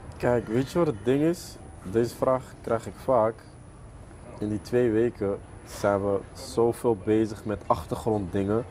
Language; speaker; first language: Dutch; early bilingual, other home language; Arabic